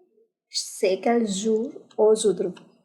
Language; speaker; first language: French; non-native, learner; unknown